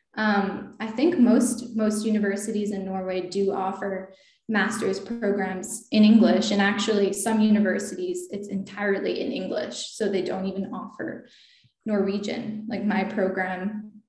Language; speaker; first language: English; native; English